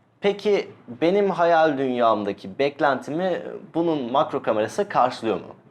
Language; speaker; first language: Turkish; native; Turkish